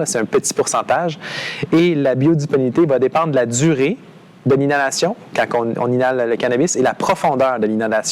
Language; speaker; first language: French; native; French